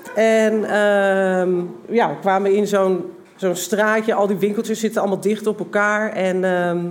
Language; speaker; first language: Dutch; native; Dutch